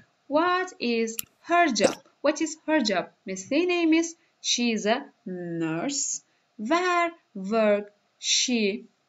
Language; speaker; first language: English; non-native, fluent; Turkish